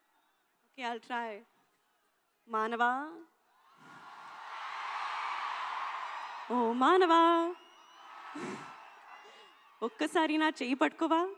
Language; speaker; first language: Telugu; non-native, local second language; Hindi